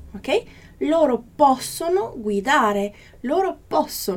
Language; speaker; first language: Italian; non-native, fluent; Portuguese